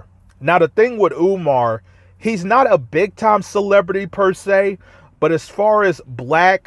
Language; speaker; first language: English; native; English